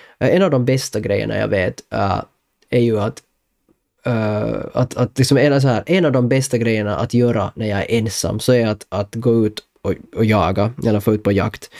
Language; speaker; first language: Swedish; native; Swedish